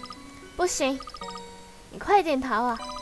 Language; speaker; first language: Chinese; native; Chinese